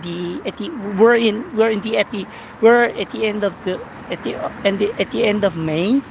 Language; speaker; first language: English; non-native, fluent; Korean